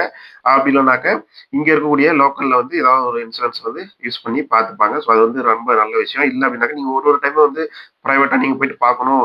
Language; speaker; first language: Tamil; native; Tamil